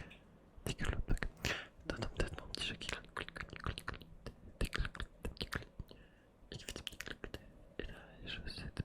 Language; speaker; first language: French; native; French